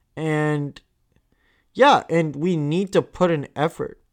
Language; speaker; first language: English; non-native, local second language; Tamil